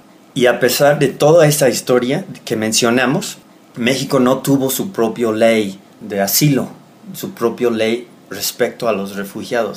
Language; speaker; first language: Spanish; non-native, fluent; English